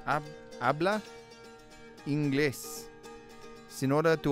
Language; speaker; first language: Spanish; non-native, learner; English